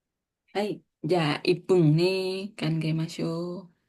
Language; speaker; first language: Japanese; non-native, fluent; Indonesian